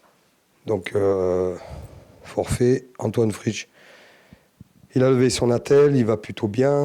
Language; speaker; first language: French; native; French